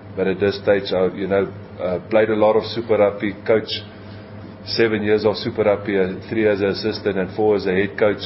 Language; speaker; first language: English; non-native, local second language; Afrikaans